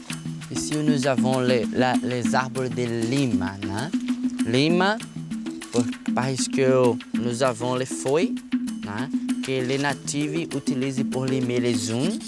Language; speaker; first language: French; non-native, learner; Portuguese